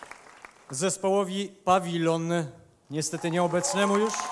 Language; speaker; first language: Polish; native; Polish